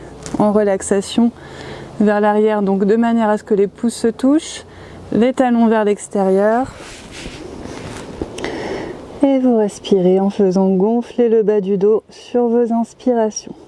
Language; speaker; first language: French; native; French